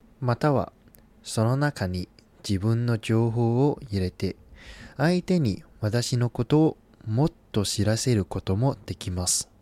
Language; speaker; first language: Japanese; non-native, fluent; Cantonese